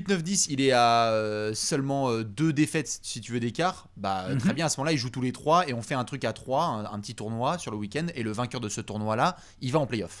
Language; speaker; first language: French; native; French